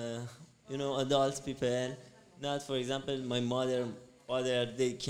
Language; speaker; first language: English; non-native, learner; Persian